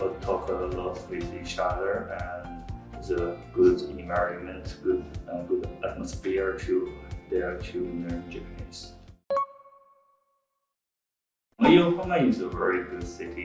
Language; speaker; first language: English; non-native, fluent; Chinese